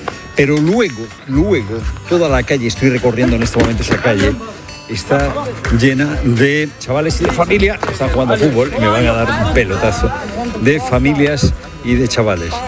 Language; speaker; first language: Spanish; native; Spanish